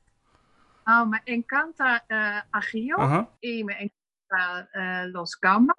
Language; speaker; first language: Spanish; non-native, learner; Dutch